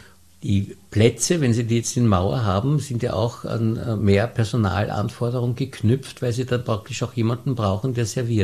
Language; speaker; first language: German; native; German